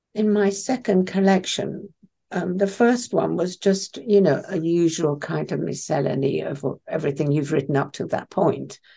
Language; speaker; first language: English; non-native, local second language; Persian